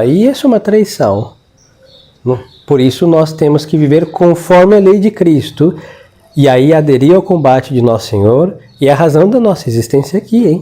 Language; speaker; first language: Portuguese; non-native, fluent; Spanish